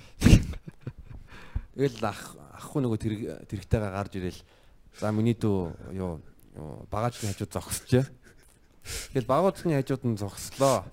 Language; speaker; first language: Mongolian; early bilingual, heritage; Mongolian